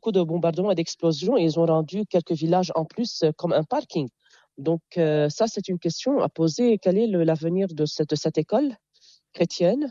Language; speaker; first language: French; non-native, local second language; Arabic